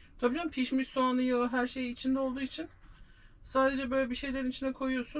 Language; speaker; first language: Turkish; native; Turkish